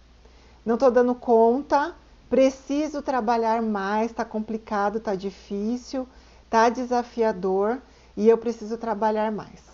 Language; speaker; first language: Portuguese; native; Portuguese